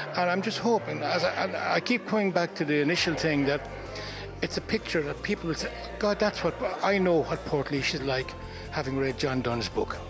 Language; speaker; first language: English; native; English